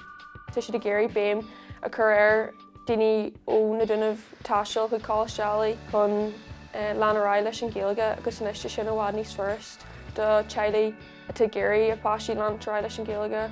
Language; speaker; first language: Irish; native; Irish